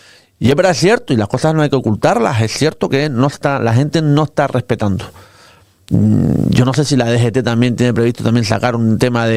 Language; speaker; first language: Spanish; native; Spanish